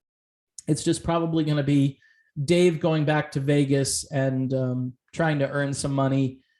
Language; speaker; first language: English; native; English